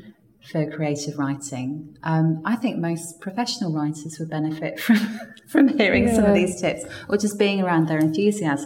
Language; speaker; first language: English; native; English